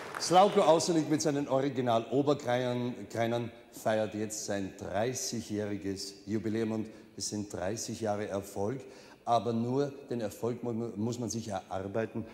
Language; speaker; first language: German; native; German